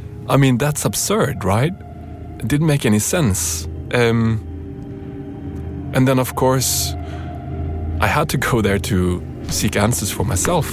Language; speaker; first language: English; non-native, fluent; Norwegian